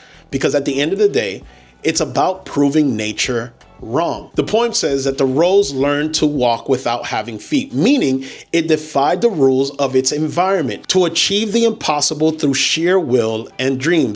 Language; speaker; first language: English; native; English